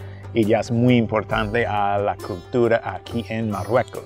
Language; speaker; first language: Spanish; non-native, fluent; English